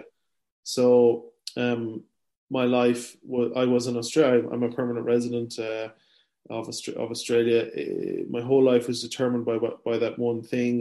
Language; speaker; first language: English; native; English